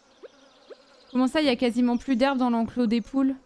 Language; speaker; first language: French; native; French